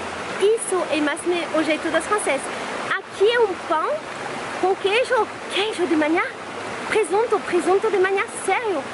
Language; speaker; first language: Portuguese; non-native, fluent; French